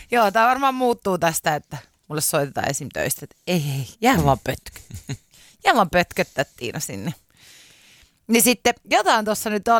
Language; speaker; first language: Finnish; native; Finnish